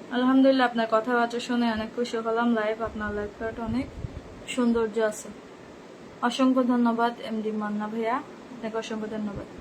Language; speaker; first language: Bangla; non-native, local second language; Rohingya